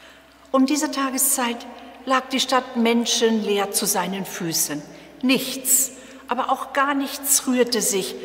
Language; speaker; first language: German; native; German